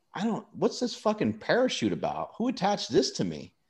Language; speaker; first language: English; native; English